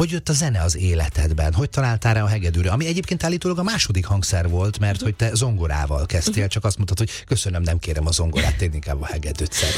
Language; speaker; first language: Hungarian; native; Hungarian